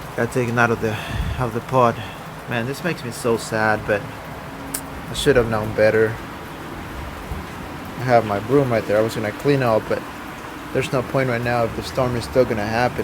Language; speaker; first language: English; non-native, fluent; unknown